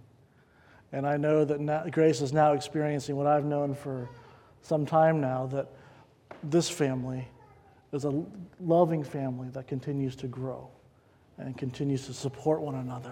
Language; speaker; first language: English; native; English